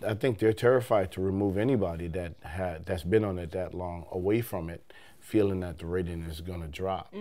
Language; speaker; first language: English; native; English